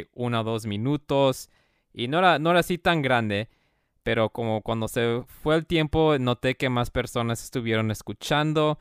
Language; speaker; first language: Spanish; early bilingual, heritage; Spanish